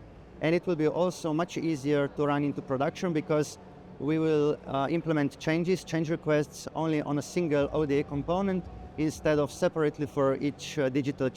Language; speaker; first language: English; non-native, fluent; Slovenian